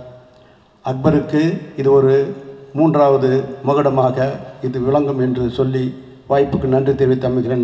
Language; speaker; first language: Tamil; native; Tamil